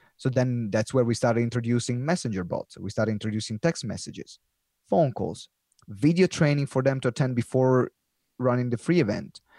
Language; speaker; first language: English; non-native, fluent; Italian